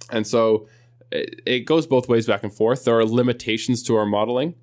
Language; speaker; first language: English; native; English